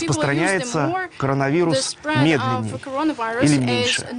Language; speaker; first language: Russian; native; Russian